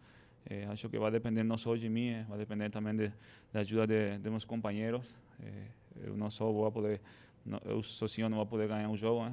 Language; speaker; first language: Portuguese; non-native, fluent; Spanish